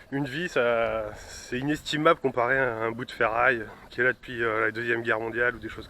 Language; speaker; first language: French; native; French